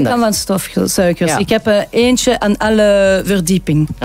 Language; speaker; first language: Dutch; non-native, local second language; French